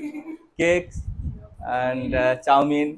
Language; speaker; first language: English; non-native, learner; Bangla